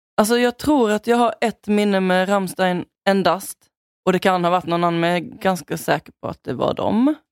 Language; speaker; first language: Swedish; native; Swedish